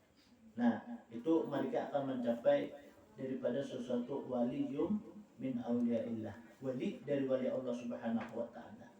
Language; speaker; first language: Indonesian; non-native, local second language; Banjar